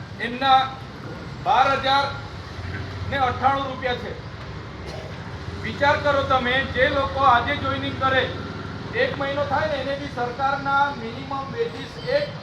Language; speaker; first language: Gujarati; non-native, local second language; Vasavi